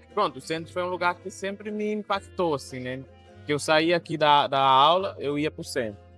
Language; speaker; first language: Portuguese; non-native, local second language; Kabuverdianu